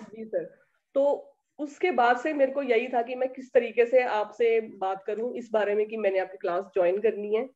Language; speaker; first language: Hindi; native; Hindi